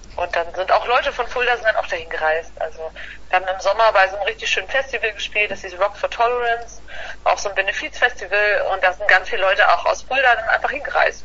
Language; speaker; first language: German; native; German